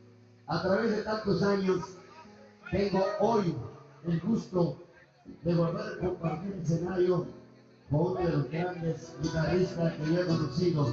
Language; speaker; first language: Spanish; native; Spanish